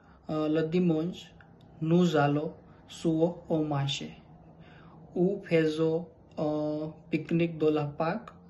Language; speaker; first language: French; non-native, learner; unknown